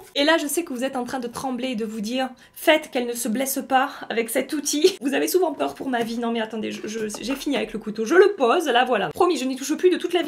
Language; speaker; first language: French; native; French